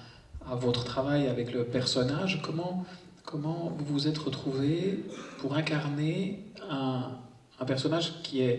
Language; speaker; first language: French; native; French